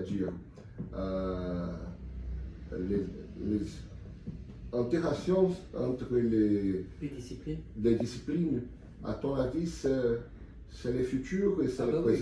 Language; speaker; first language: French; non-native, learner; Portuguese